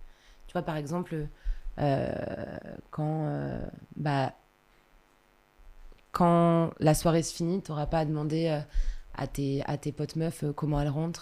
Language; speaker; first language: French; native; French